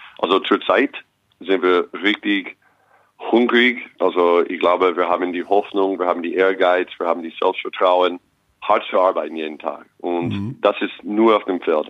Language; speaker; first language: German; non-native, fluent; English